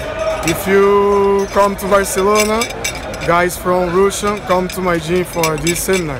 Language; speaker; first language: English; non-native, learner; Portuguese